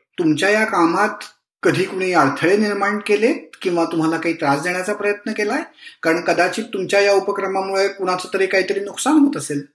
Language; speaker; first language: Marathi; native; Marathi